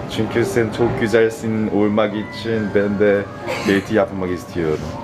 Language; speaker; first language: Turkish; non-native, learner; Korean